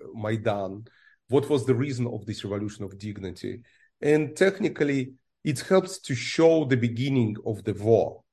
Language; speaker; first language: English; non-native, fluent; Russian